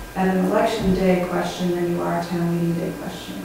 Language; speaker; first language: English; native; English